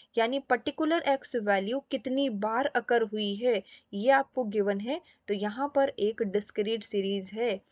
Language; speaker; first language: Hindi; native; Hindi